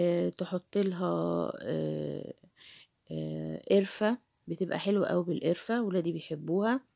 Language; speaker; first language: Arabic; native; Arabic